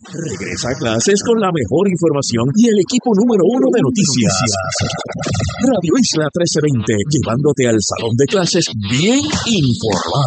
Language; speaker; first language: Spanish; native; Spanish